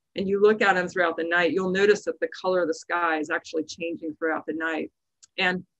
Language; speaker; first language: English; native; English